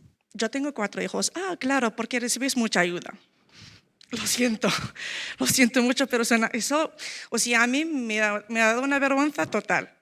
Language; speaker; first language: Spanish; non-native, learner; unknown